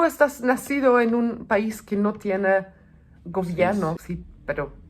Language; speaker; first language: Spanish; non-native, fluent; German